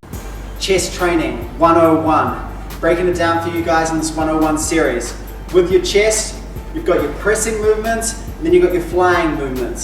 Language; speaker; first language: English; native; English